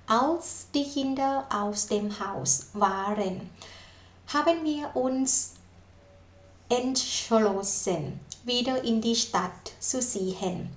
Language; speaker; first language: German; non-native, fluent; Thai